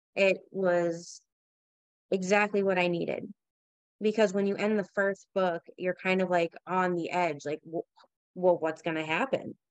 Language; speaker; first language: English; native; English